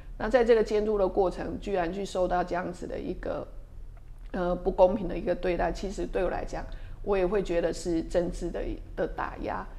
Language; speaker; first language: Chinese; native; Chinese